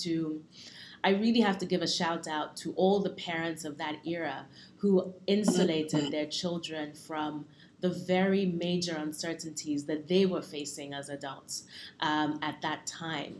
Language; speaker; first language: English; native; English